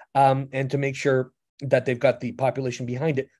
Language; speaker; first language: English; native; English